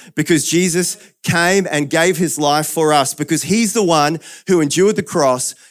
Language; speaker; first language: English; native; English